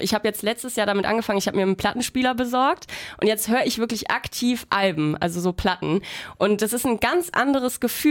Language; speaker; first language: German; native; German